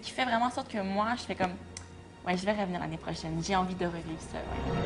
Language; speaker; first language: French; native; French